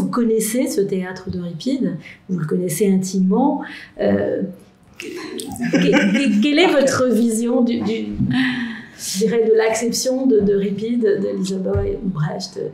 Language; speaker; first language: French; native; French